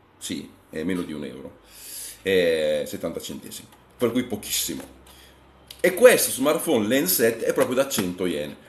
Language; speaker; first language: Italian; native; Italian